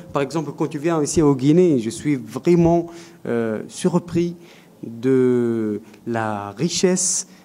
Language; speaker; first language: French; non-native, local second language; Arabic